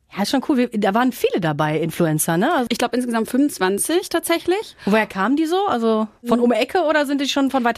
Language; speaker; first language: German; native; German